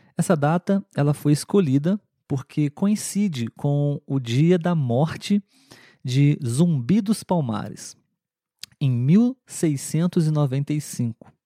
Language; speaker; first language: Portuguese; native; Portuguese